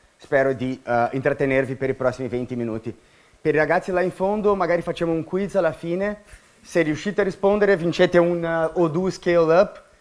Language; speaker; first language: Italian; non-native, fluent; Portuguese